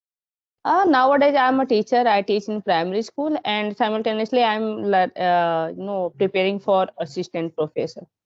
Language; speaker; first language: English; non-native, learner; Hindi